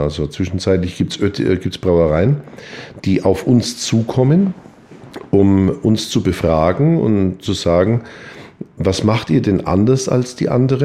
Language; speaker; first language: German; native; German